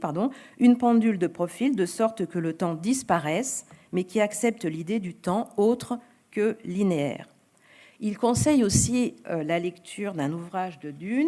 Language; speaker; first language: French; native; French